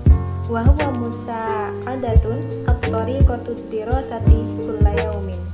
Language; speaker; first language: Arabic; non-native, learner; Indonesian